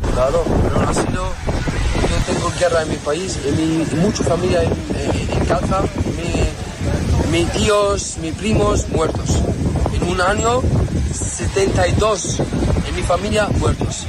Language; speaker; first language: Spanish; non-native, learner; Arabic